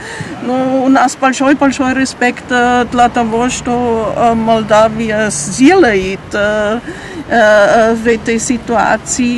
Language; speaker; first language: Russian; non-native, fluent; German